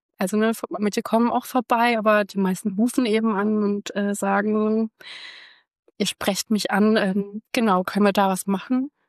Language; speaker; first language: German; early bilingual, other home language; Croatian